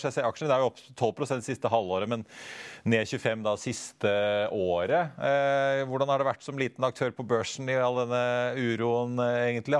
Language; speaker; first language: Norwegian; native; Norwegian